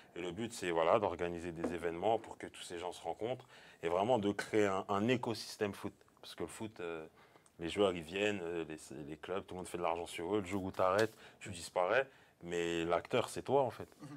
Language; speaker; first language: French; native; French